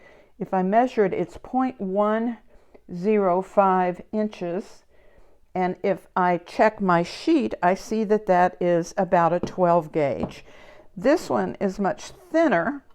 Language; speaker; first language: English; native; English